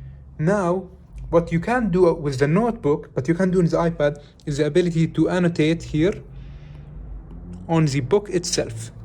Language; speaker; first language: English; non-native, fluent; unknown